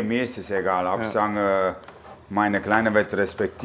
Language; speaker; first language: German; non-native, fluent; Italian